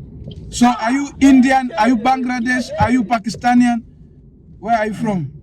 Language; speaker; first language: English; non-native, local second language; Swahili